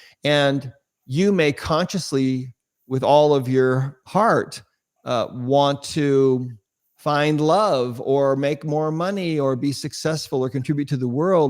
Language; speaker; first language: English; native; English